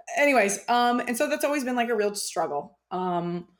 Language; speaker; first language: English; early bilingual, other home language; German